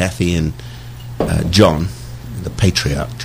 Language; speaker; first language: English; native; English